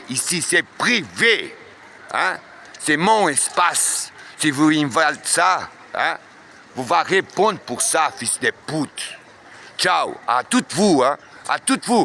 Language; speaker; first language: French; non-native, learner; Portuguese